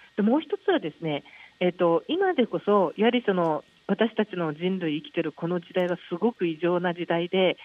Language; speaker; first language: Japanese; native; Japanese